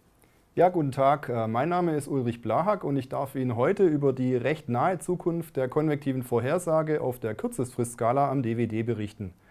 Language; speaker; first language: German; native; German